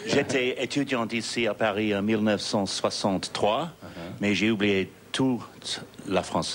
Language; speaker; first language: French; non-native, learner; English